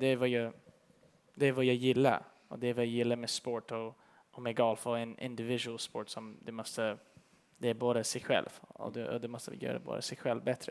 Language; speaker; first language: Swedish; early bilingual, heritage; English